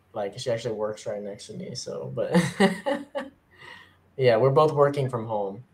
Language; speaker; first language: English; native; English